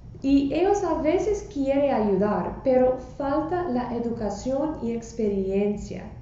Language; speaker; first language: Spanish; non-native, fluent; English